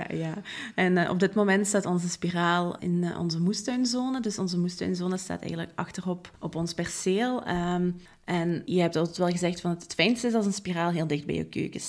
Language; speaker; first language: Dutch; native; Dutch